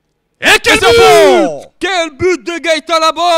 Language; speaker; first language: French; native; French